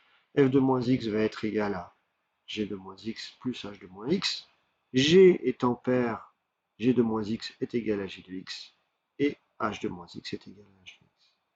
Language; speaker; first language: French; native; French